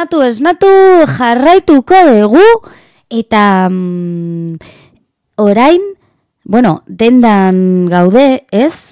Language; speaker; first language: Basque; non-native, learner; Spanish